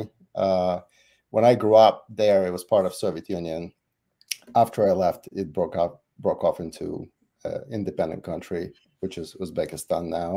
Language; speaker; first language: English; non-native, fluent; Russian